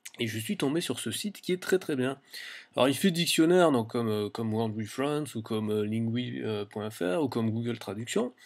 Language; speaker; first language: French; native; French